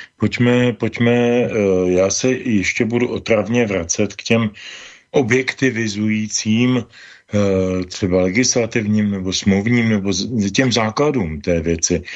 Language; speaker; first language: Czech; native; Czech